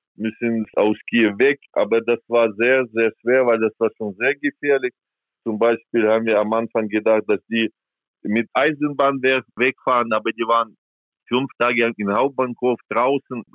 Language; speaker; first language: German; non-native, fluent; Ukrainian